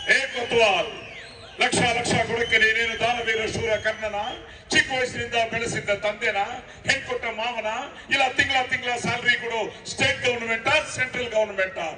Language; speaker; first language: Kannada; non-native, local second language; Telugu